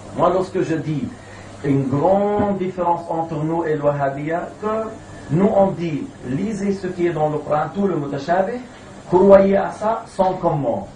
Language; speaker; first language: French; non-native, fluent; Arabic